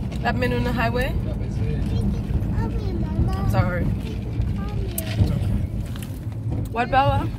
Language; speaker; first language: English; non-native, local second language; Haitian Creole